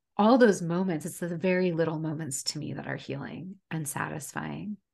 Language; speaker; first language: English; native; English